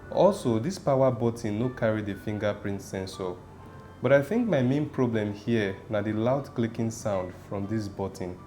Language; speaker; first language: Nigerian Pidgin; native; Nigerian Pidgin